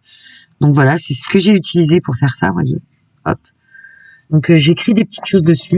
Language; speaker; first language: French; native; French